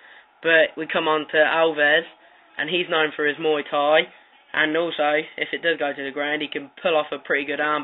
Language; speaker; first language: English; native; English